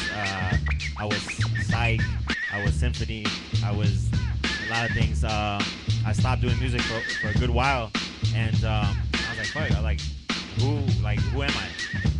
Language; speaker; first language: English; native; English